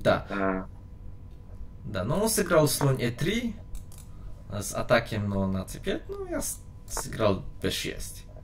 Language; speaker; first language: Russian; non-native, learner; Polish